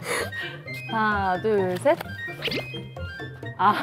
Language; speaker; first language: Korean; native; Korean